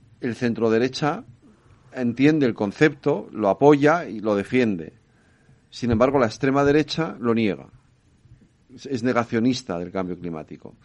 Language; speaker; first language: Spanish; native; Spanish